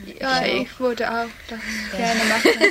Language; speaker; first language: German; non-native, learner; English